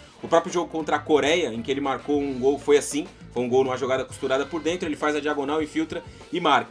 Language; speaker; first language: Portuguese; native; Portuguese